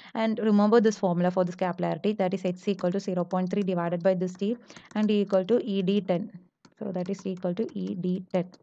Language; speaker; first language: English; non-native, local second language; Malayalam